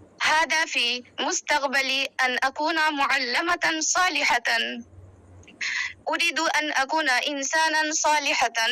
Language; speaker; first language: Arabic; non-native, learner; Bangla